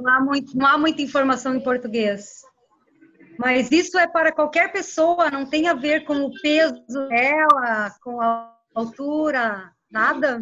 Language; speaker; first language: Spanish; non-native, learner; Portuguese